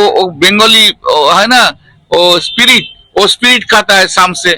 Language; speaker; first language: Hindi; non-native, local second language; Bangla